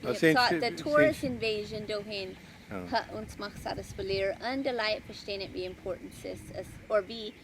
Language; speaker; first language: German; early bilingual, heritage; Pennsylvania German